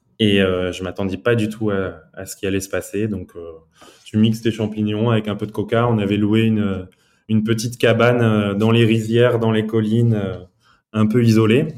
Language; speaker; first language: French; early bilingual, other home language; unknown